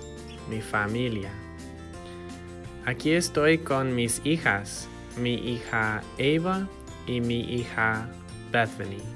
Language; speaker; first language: Spanish; non-native, fluent; English